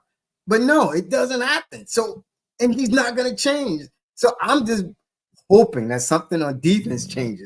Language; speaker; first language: English; native; English